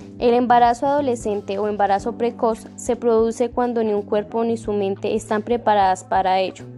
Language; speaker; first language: Spanish; native; Spanish